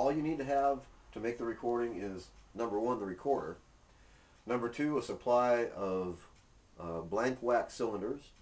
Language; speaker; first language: English; native; English